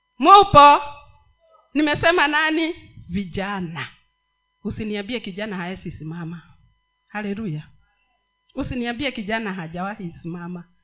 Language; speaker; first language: Swahili; non-native, local second language; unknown